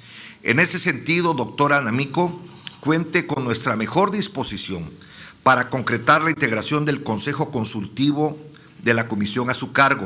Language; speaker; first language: Spanish; native; Spanish